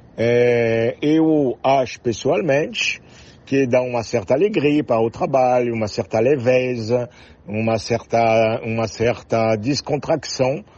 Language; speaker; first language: Portuguese; non-native, fluent; French